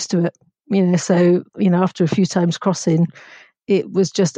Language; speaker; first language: English; native; English